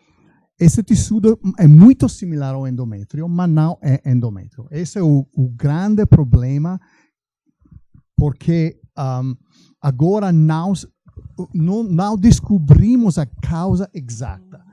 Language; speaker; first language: Portuguese; non-native, fluent; Italian